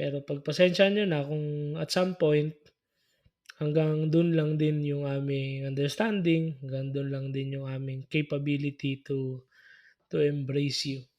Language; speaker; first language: Filipino; native; Filipino